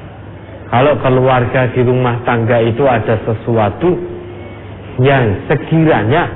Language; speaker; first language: Indonesian; non-native, local second language; Javanese